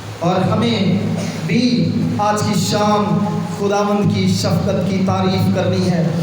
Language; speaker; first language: Urdu; non-native, local second language; Punjabi